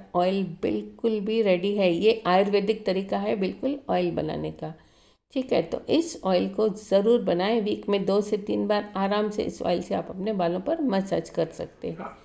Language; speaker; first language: Hindi; native; Hindi